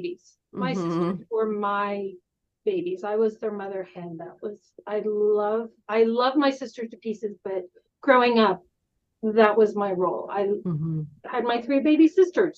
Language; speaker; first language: English; native; English